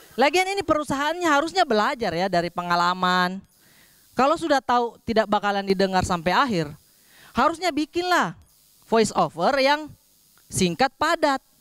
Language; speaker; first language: Indonesian; native; Indonesian